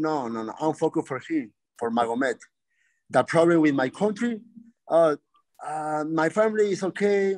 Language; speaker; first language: English; non-native, learner; Spanish